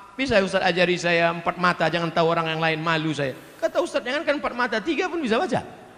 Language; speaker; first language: Malay; native; Malay